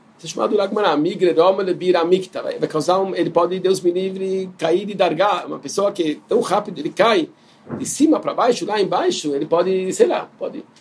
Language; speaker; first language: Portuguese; non-native, fluent; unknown